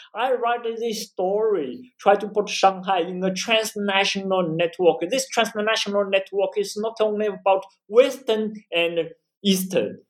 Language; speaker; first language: English; non-native, fluent; Chinese